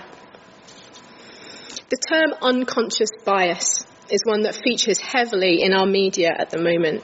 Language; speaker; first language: English; native; English